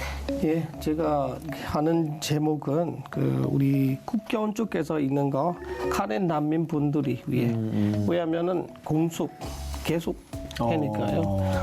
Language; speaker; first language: Korean; non-native, learner; S'gaw Karen